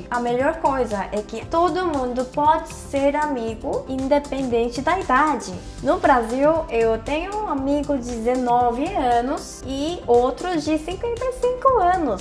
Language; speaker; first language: Portuguese; non-native, fluent; Korean